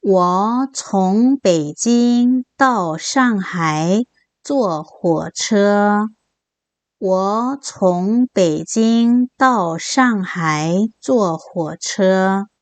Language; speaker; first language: Chinese; non-native, fluent; Korean